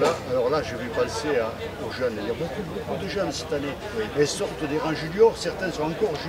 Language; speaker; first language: French; native; French